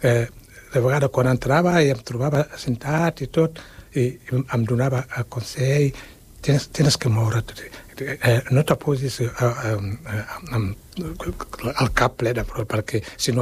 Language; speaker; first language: Catalan; non-native, fluent; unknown